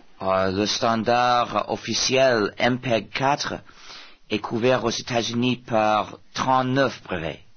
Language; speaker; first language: French; non-native, fluent; English